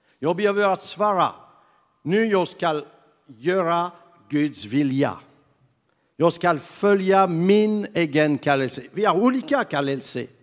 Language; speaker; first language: Swedish; non-native, fluent; French